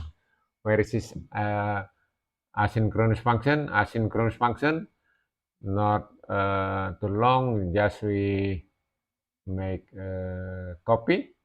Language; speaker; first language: English; non-native, learner; Indonesian